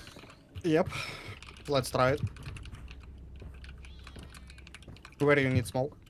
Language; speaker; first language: English; non-native, learner; Russian